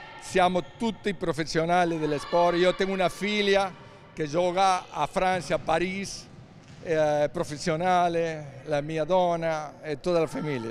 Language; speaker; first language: Italian; non-native, learner; Spanish